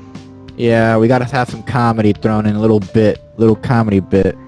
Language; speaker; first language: English; native; English